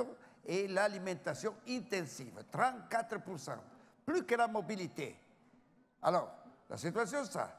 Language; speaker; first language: French; non-native, learner; Italian